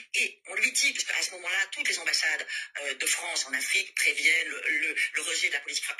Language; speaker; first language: French; native; French